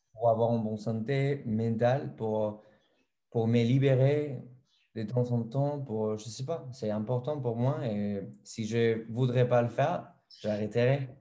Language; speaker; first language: French; non-native, fluent; Spanish